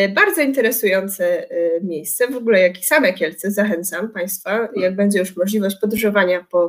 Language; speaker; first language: Polish; native; Polish